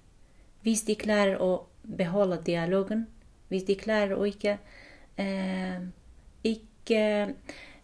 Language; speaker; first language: Norwegian; non-native, fluent; Kurdish